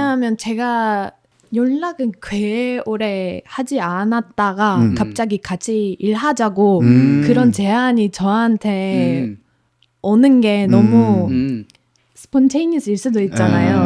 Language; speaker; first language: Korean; non-native, fluent; Polish